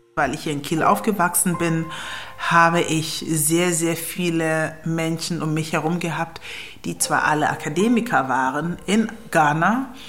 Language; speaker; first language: German; early bilingual, other home language; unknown